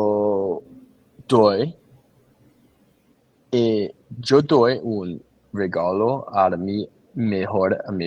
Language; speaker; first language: Spanish; non-native, learner; English